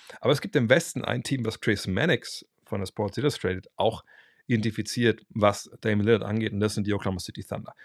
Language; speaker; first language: German; native; German